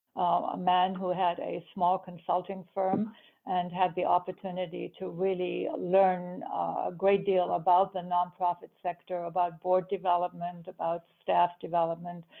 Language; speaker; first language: English; early bilingual, other home language; German